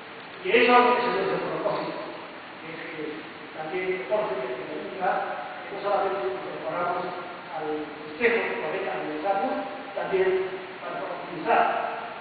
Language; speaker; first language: Spanish; non-native, fluent; Chinese